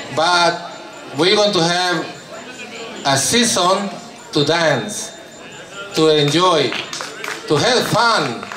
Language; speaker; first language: English; non-native, fluent; Spanish